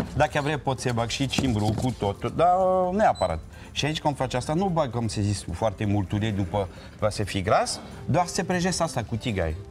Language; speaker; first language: Romanian; non-native, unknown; French